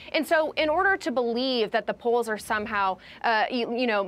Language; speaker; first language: English; native; English